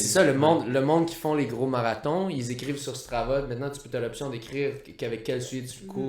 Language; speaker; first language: French; native; French